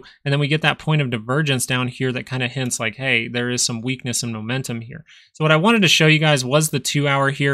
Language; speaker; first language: English; native; English